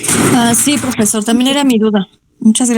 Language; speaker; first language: Spanish; native; Spanish